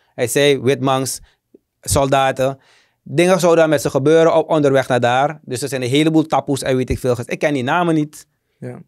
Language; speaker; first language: Dutch; native; Dutch